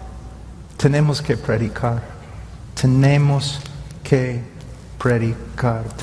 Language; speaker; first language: Spanish; non-native, fluent; English